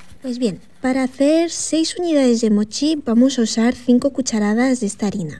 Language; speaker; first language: Spanish; native; Spanish